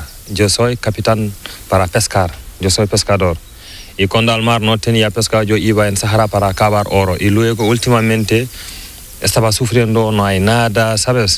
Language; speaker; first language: Spanish; non-native, learner; Fula